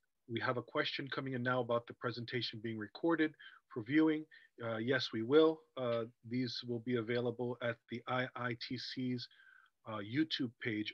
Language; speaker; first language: English; native; English